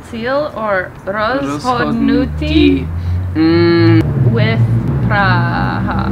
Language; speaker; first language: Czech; non-native, learner; English